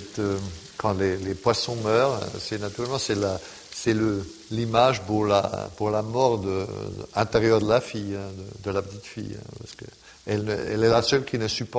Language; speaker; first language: French; non-native, fluent; German